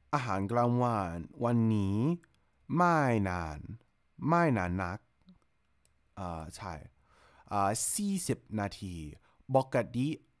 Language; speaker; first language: Thai; non-native, learner; English